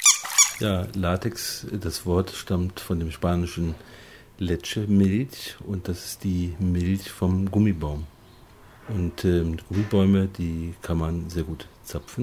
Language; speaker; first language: German; native; German